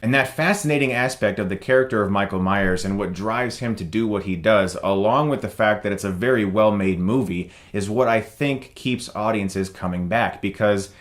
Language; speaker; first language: English; native; English